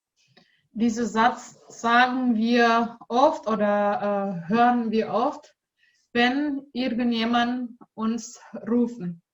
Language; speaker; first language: German; non-native, learner; Indonesian